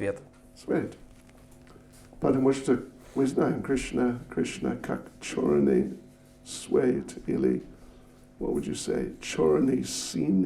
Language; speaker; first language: Russian; non-native, learner; English